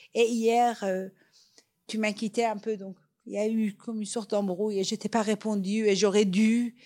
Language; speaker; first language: French; non-native, fluent; Persian